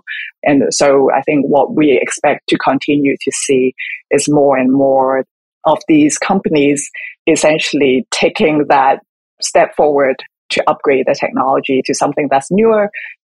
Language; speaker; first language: English; non-native, local second language; Cantonese